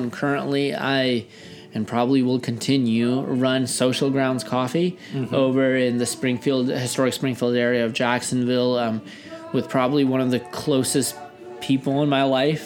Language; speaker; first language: English; early bilingual, other home language; Russian